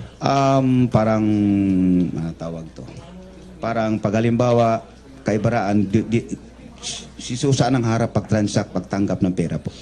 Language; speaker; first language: Filipino; non-native, local second language; Cebuano